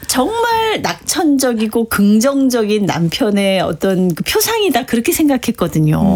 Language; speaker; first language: Korean; native; Korean